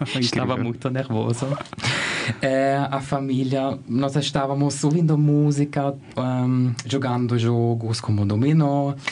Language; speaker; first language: Portuguese; non-native, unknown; German